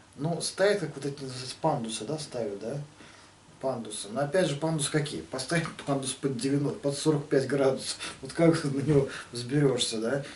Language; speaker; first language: Russian; native; Russian